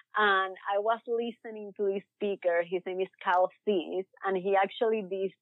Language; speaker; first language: English; early bilingual, other home language; Spanish